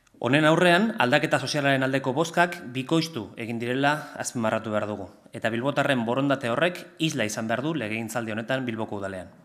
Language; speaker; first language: Basque; non-native, local second language; Spanish